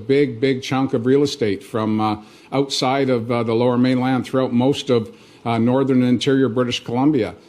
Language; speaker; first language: English; native; English